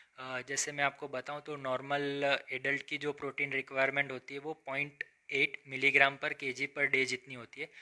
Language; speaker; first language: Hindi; non-native, local second language; Gujarati